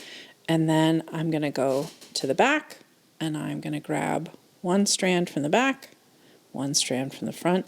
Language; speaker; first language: English; native; English